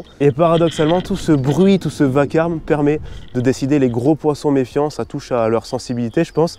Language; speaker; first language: French; native; French